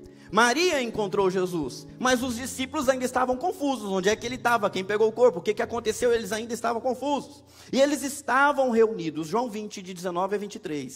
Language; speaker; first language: Portuguese; native; Portuguese